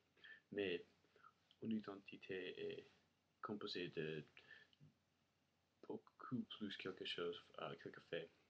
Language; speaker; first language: French; non-native, learner; English